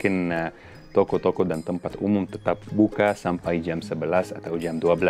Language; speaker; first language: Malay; non-native, fluent; Arabic